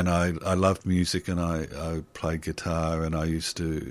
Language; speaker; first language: English; native; English